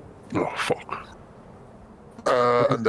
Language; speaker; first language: English; native; English